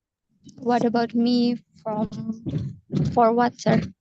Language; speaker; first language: English; non-native, learner; Indonesian